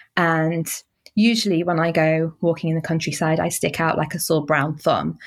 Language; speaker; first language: English; native; English